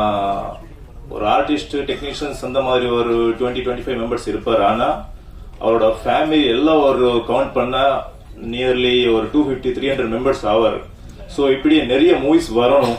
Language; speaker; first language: Tamil; non-native, fluent; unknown